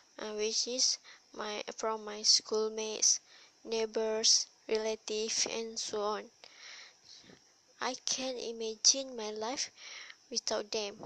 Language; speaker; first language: English; non-native, learner; Malay